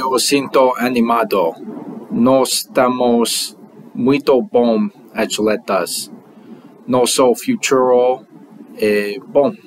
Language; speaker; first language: Portuguese; non-native, learner; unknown